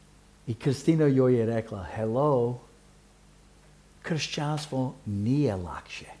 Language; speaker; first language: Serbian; early bilingual, heritage; Serbian